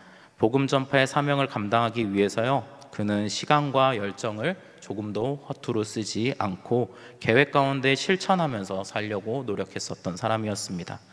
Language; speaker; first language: Korean; native; Korean